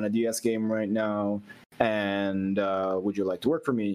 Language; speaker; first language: English; non-native, local second language; Filipino